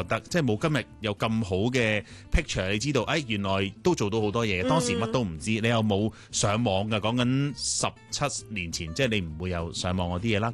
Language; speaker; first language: Cantonese; native; Cantonese